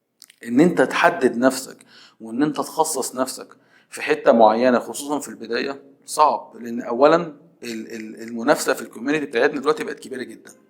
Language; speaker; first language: Arabic; native; Arabic